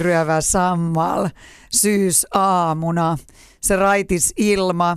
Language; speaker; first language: Finnish; native; Finnish